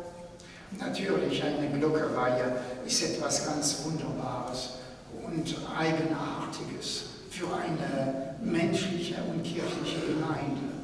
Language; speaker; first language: German; non-native, fluent; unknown